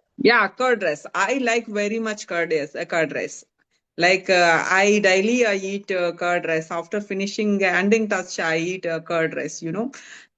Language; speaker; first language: English; non-native, learner; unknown